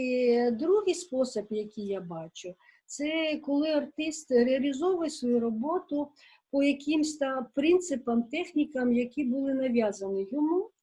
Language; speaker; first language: Ukrainian; non-native, local second language; Russian